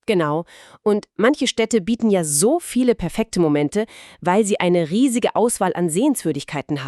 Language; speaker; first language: German; native; German